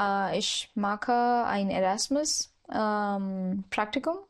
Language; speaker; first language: German; non-native, learner; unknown